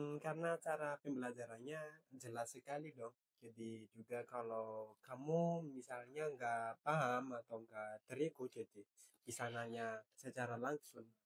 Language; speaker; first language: Indonesian; non-native, fluent; Malagasy